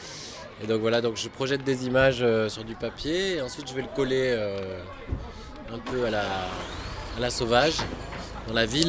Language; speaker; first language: French; native; French